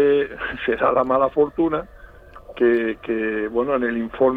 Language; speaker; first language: Spanish; native; Spanish